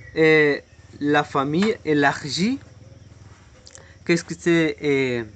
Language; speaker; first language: French; non-native, learner; Spanish